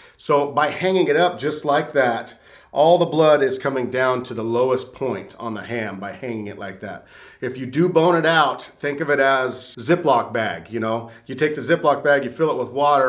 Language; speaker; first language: English; native; English